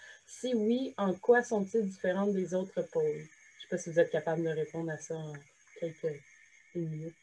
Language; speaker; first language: French; native; French